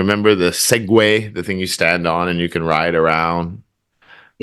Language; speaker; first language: English; native; English